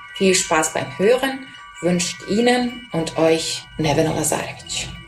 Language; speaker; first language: German; non-native, fluent; Serbian